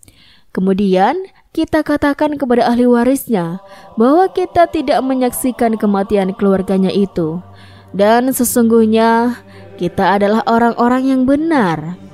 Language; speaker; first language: Indonesian; native; Indonesian